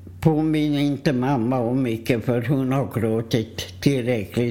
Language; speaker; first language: Swedish; non-native, fluent; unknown